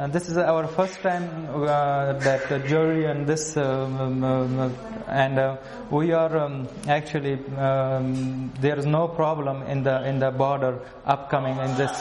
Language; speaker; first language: English; non-native, learner; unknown